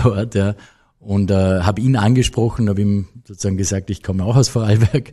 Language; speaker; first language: German; native; German